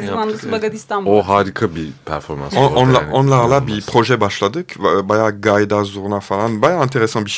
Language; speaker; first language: Turkish; non-native, fluent; French